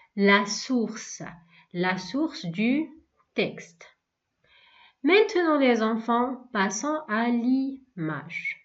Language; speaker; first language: French; non-native, local second language; Arabic